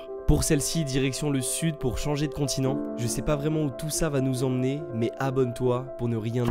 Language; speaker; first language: French; native; French